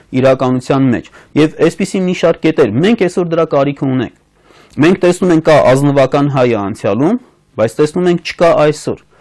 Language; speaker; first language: Armenian; native; Armenian